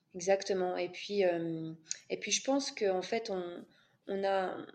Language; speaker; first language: French; native; French